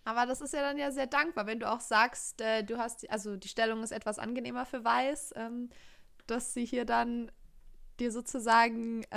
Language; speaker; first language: German; native; German